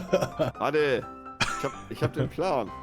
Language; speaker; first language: German; native; German